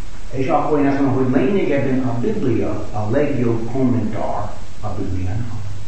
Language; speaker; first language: Hungarian; non-native, fluent; English